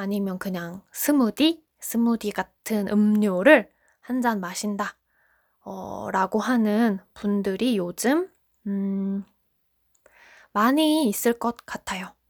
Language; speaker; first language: Korean; non-native, fluent; Japanese